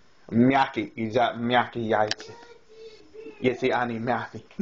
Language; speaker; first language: Russian; non-native, learner; English